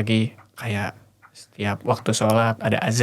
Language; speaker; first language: Indonesian; native; Indonesian